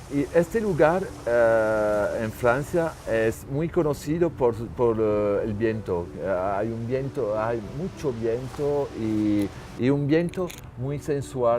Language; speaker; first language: Spanish; non-native, learner; French